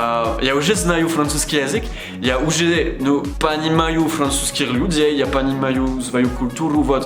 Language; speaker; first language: Russian; non-native, learner; French